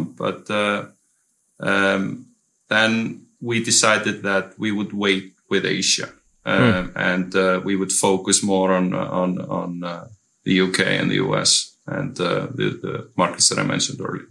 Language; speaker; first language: English; non-native, fluent; Icelandic